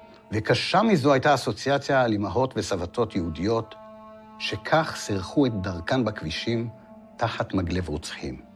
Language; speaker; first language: Hebrew; native; Hebrew